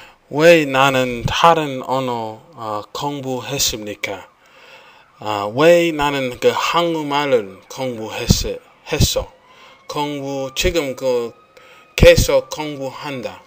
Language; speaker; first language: Korean; non-native, learner; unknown